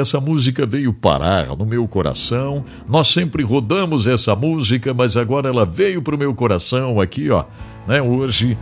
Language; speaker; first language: Portuguese; native; Portuguese